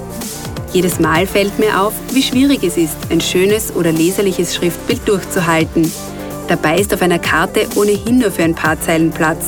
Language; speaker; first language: German; native; German